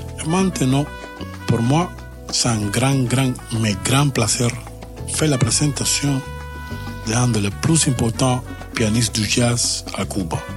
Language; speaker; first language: French; non-native, learner; Spanish